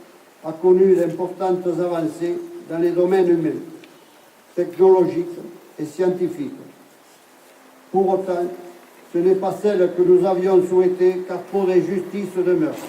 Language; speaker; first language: French; native; French